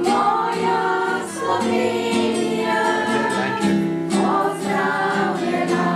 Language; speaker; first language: Slovenian; early bilingual, heritage; Slovenian